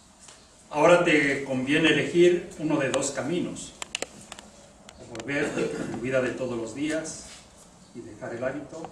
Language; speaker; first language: Spanish; native; Spanish